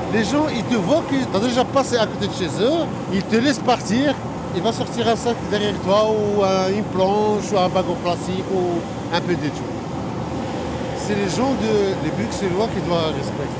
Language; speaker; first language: French; native; French